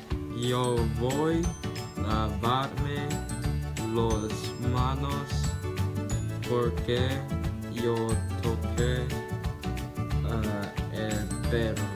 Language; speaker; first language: Spanish; non-native, learner; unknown